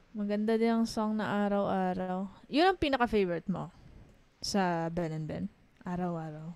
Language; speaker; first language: Filipino; native; Filipino